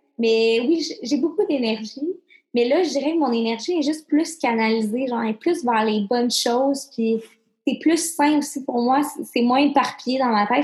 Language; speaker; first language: French; native; French